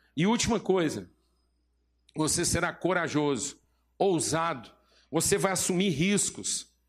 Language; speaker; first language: Portuguese; native; Portuguese